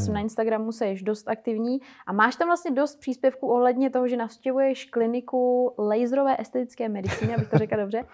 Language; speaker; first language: Czech; native; Czech